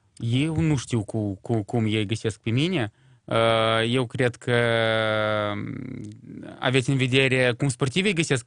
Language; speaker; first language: Romanian; non-native, local second language; Russian